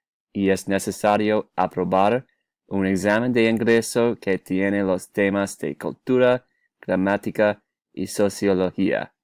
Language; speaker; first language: Spanish; non-native, learner; English